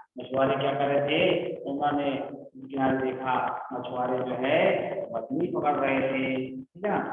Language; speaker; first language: Hindi; native; Hindi